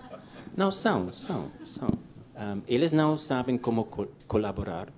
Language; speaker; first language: Portuguese; non-native, learner; English